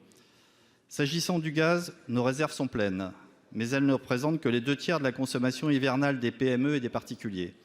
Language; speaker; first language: French; native; French